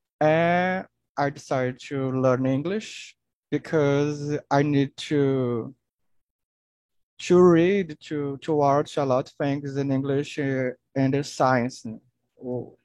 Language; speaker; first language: English; non-native, learner; Portuguese